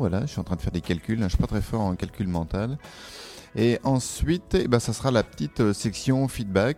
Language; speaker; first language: French; native; French